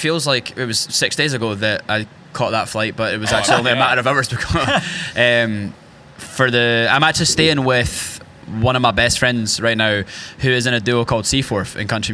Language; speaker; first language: English; native; English